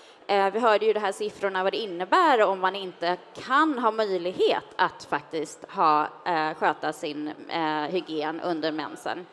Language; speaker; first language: Swedish; native; Swedish